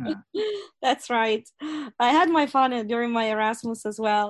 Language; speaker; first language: English; non-native, fluent; Italian